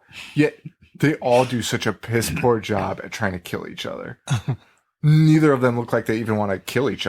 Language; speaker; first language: English; native; English